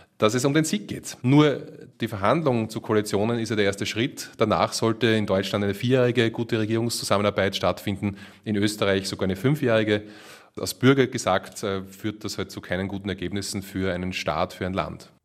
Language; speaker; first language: German; native; German